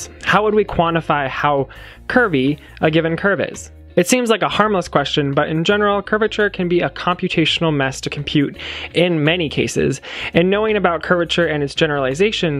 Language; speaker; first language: English; native; English